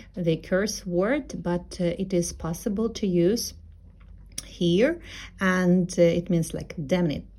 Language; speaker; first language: English; non-native, fluent; Russian